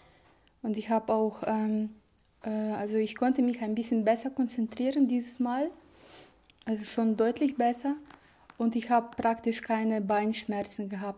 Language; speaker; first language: German; non-native, fluent; Russian